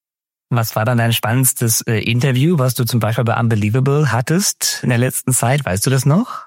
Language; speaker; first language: German; native; German